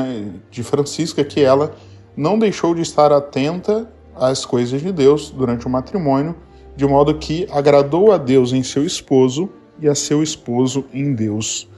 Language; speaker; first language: Portuguese; native; Portuguese